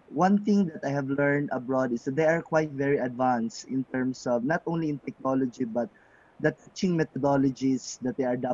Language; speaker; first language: English; non-native, local second language; Cebuano